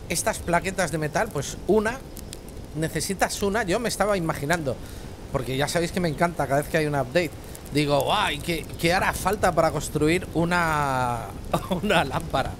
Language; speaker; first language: Spanish; native; Spanish